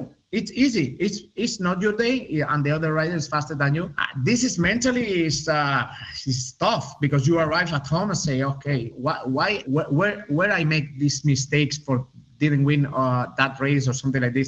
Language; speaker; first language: English; non-native, learner; Spanish